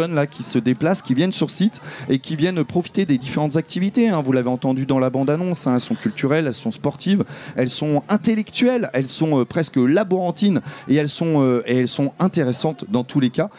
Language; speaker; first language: French; native; French